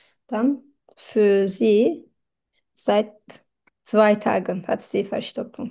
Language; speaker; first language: German; non-native, fluent; Turkish